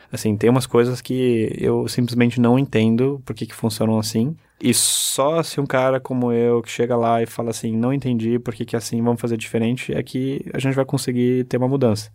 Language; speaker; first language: Portuguese; early bilingual, other home language; German